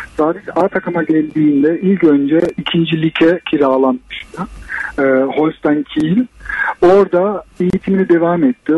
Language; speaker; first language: Turkish; early bilingual, heritage; Turkish